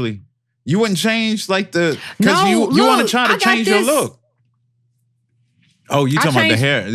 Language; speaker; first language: English; native; English